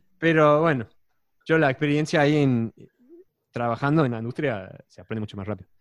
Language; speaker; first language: Spanish; non-native, fluent; English